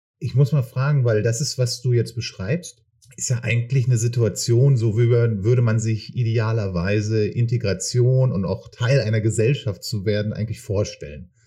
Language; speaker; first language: German; native; German